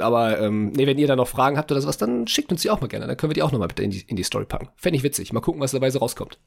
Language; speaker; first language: German; native; German